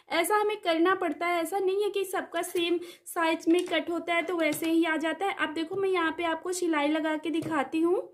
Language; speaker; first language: Hindi; native; Hindi